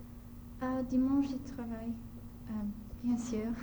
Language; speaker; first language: French; non-native, learner; English